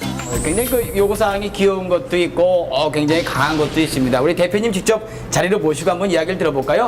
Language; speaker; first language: Korean; native; Korean